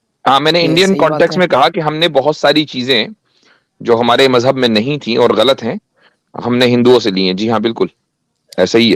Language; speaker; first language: Hindi; native; Hindi